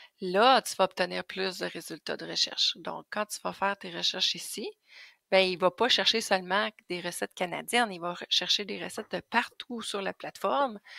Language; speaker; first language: French; native; French